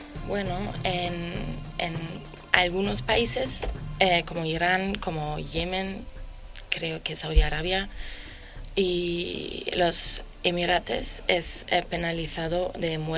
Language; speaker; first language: Spanish; non-native, fluent; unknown